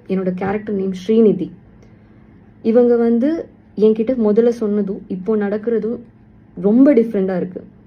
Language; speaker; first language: Tamil; non-native, local second language; Malayalam